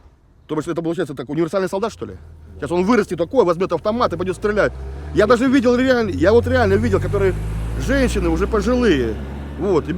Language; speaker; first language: Russian; native; Russian